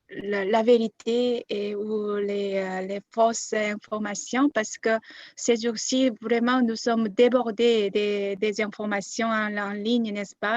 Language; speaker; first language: French; non-native, fluent; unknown